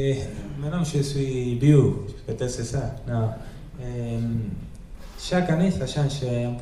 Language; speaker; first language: French; non-native, learner; Spanish